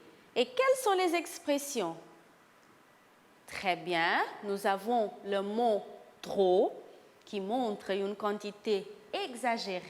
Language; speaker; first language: French; non-native, fluent; Portuguese